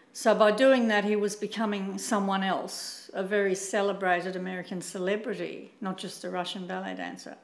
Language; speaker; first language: English; native; English